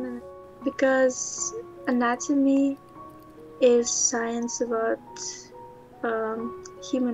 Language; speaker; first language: English; non-native, learner; Russian